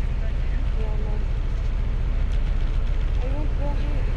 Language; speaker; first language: English; non-native, learner; Arabic